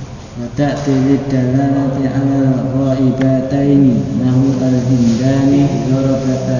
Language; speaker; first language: Arabic; non-native, learner; Indonesian